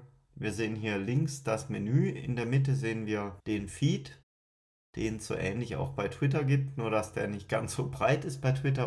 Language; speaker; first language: German; native; German